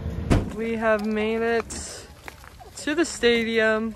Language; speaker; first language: English; native; English